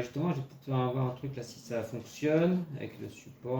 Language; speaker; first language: French; native; French